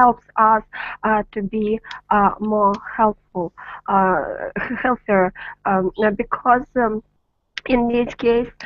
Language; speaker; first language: English; non-native, learner; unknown